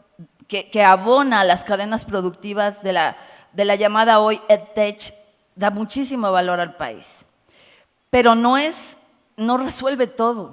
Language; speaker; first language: Spanish; native; Spanish